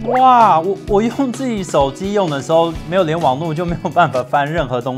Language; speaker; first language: Chinese; non-native, fluent; English